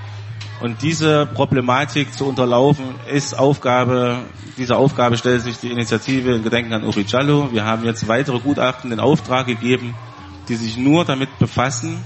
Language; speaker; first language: German; native; German